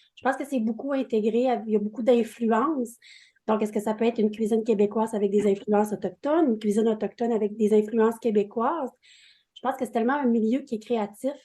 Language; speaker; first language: French; native; French